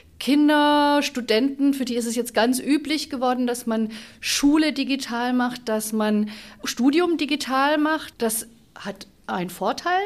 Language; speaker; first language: German; native; German